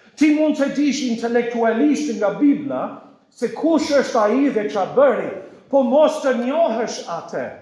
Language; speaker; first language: Albanian; non-native, fluent; English